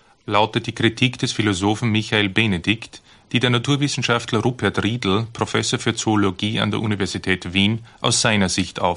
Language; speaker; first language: German; native; German